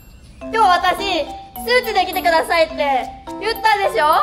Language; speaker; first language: Japanese; native; Japanese